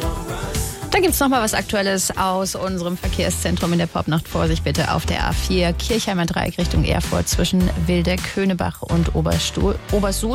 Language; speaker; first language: German; native; German